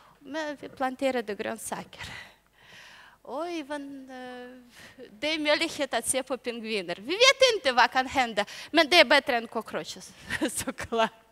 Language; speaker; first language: Swedish; non-native, learner; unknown